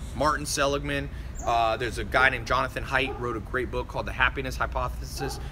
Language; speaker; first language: English; native; English